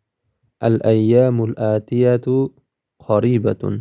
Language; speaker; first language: Arabic; non-native, fluent; Uzbek